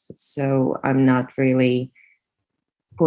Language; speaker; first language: English; non-native, fluent; Russian